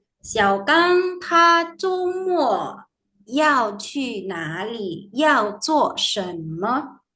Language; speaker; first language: Chinese; non-native, fluent; Indonesian